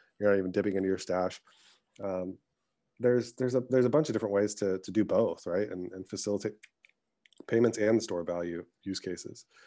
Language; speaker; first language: English; early bilingual, other home language; Arabic